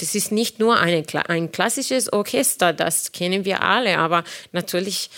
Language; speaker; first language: German; non-native, fluent; Spanish